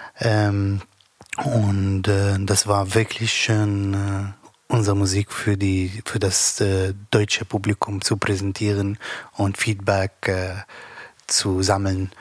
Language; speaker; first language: German; non-native, learner; Arabic